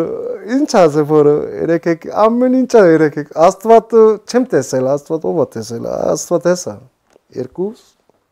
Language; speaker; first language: Armenian; non-native, learner; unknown